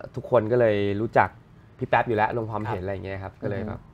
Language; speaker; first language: Thai; native; Thai